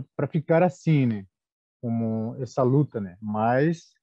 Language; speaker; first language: Portuguese; non-native, local second language; Guarani